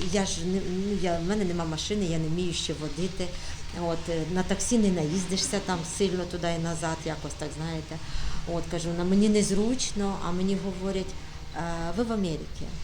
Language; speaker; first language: Ukrainian; native; Ukrainian